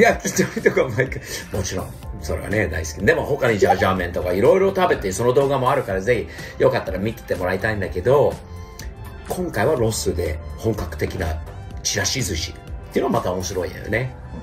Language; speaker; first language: Japanese; native; Japanese